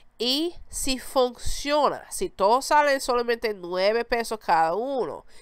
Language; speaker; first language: Spanish; early bilingual, heritage; Spanish